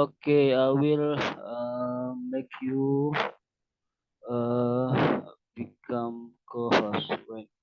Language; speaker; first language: English; non-native, learner; Indonesian